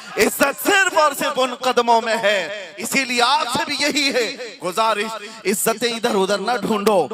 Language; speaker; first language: Hindi; non-native, local second language; Urdu